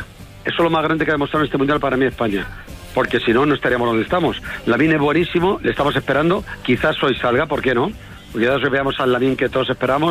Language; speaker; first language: Spanish; native; Spanish